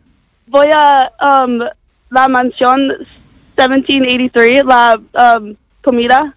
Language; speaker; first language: Spanish; non-native, learner; English